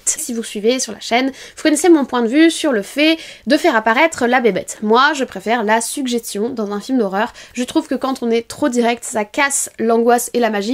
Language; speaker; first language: French; native; French